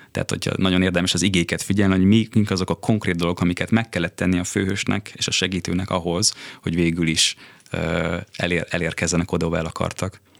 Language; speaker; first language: Hungarian; native; Hungarian